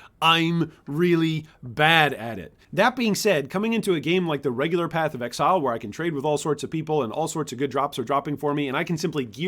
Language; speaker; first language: English; native; English